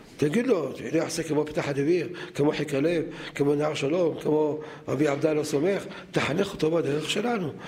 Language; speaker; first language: Hebrew; native; Hebrew